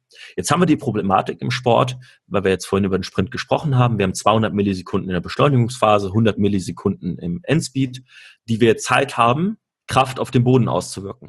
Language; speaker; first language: German; native; German